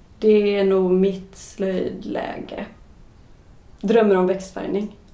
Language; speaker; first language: Swedish; native; Swedish